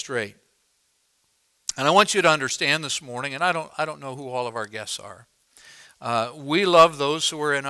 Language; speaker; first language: English; native; English